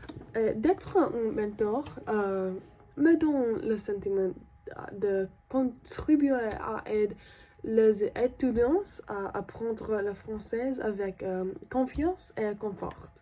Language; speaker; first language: French; non-native, learner; English